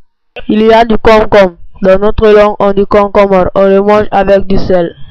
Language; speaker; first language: French; non-native, local second language; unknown